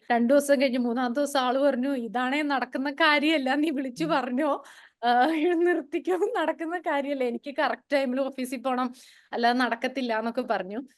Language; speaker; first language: Malayalam; native; Malayalam